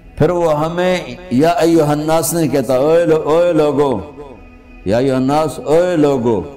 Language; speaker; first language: Urdu; non-native, local second language; Punjabi